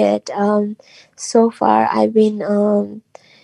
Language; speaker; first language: English; non-native, local second language; Nepali